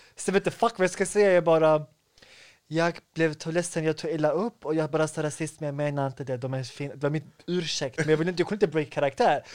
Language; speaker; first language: Swedish; early bilingual, other home language; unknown